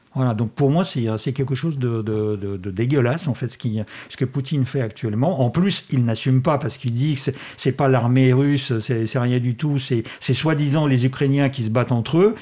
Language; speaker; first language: French; non-native, fluent; Russian